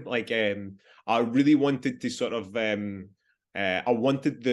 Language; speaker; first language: English; native; English